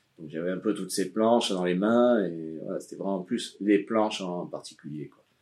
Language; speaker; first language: French; native; French